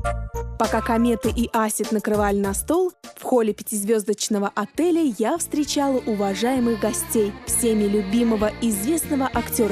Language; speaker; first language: Russian; native; Russian